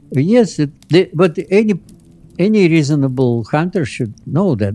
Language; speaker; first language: English; non-native, fluent; Russian